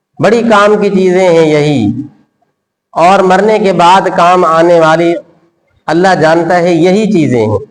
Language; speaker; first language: Urdu; non-native, local second language; Sindhi